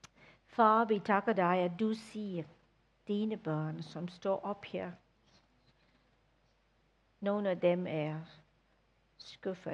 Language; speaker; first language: Danish; non-native, fluent; English